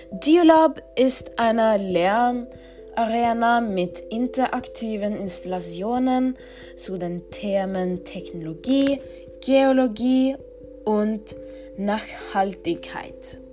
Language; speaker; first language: German; non-native, learner; Norwegian